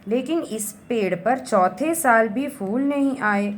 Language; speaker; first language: Hindi; non-native, local second language; Malayalam